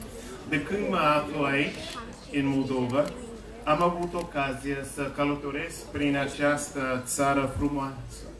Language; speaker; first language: Romanian; non-native, fluent; English